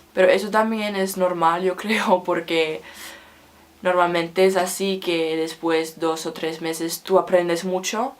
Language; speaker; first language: Spanish; non-native, learner; Finnish